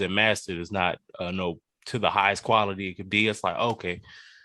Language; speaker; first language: English; native; English